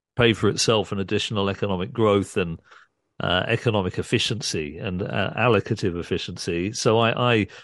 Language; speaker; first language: English; early bilingual, other home language; Urdu